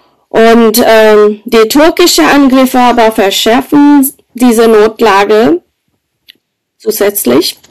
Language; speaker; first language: German; non-native, fluent; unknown